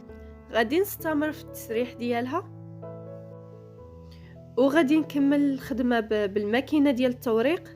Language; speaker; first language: Arabic; native; Arabic